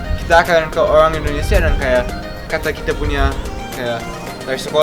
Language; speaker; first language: Indonesian; non-native, local second language; English